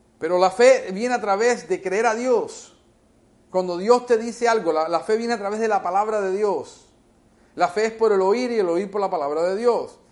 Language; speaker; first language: Spanish; early bilingual, heritage; Spanish